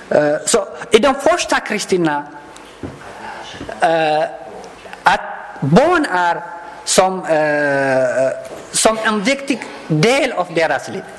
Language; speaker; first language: Swedish; non-native, learner; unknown